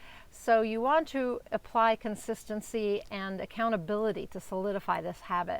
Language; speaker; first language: English; native; English